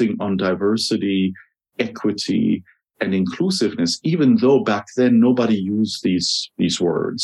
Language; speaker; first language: English; non-native, fluent; German